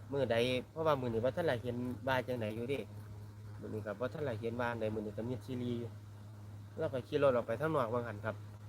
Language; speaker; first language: Thai; native; Thai